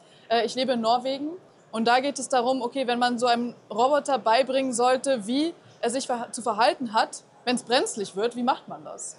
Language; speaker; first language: German; native; German